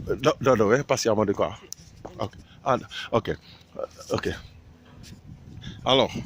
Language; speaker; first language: Italian; non-native, fluent; Wolof